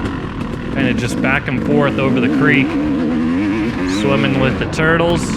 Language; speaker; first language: English; native; English